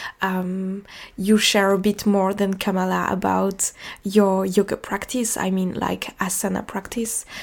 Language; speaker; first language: English; non-native, fluent; French